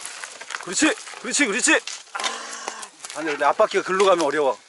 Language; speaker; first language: Korean; native; Korean